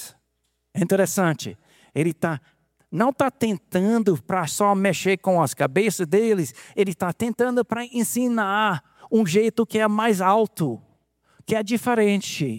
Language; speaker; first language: Portuguese; non-native, fluent; English